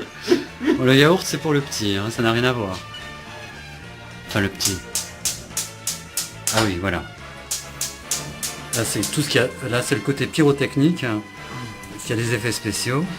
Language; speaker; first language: French; native; French